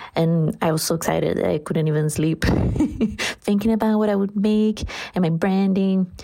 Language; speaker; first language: English; non-native, fluent; Portuguese